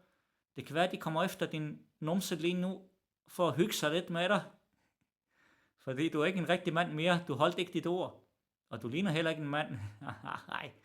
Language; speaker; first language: Danish; early bilingual, other home language; Arabic